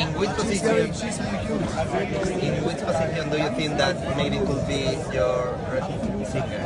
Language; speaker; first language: English; non-native, learner; Spanish